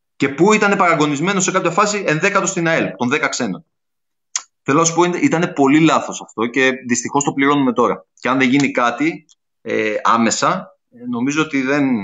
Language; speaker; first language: Greek; native; Greek